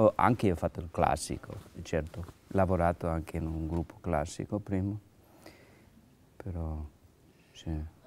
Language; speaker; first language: Italian; non-native, learner; English